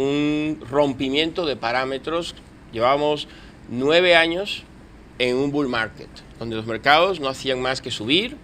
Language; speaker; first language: Spanish; native; Spanish